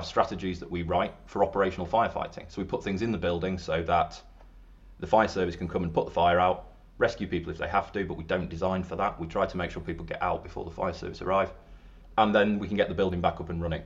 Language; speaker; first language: English; native; English